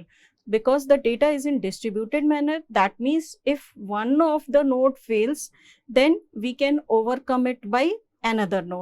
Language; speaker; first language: English; non-native, local second language; Hindi